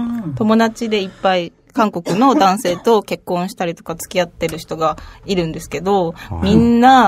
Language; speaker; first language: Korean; non-native, learner; Japanese